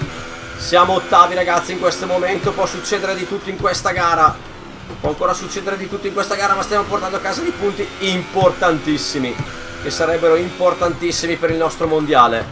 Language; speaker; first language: Italian; native; Italian